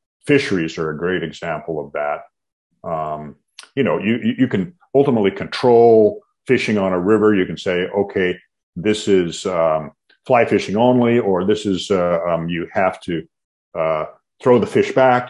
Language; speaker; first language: English; native; English